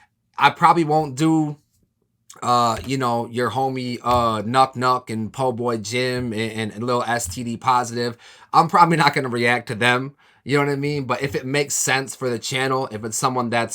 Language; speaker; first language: English; native; English